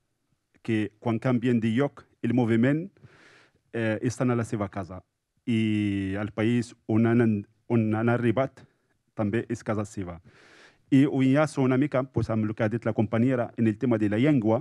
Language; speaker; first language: Catalan; non-native, local second language; Spanish